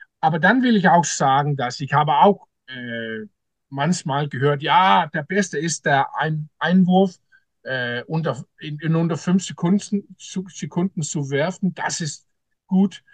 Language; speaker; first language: German; non-native, learner; Danish